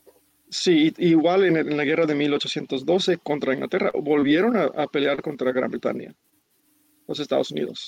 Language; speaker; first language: Spanish; early bilingual, heritage; English